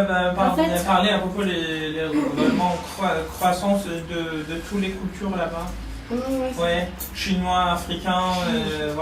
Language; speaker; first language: French; non-native, learner; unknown